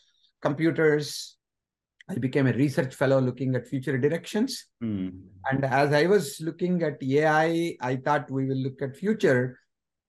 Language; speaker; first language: English; non-native, local second language; Telugu